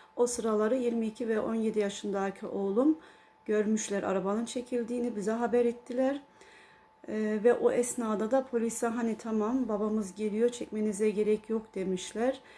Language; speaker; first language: Turkish; early bilingual, heritage; Turkish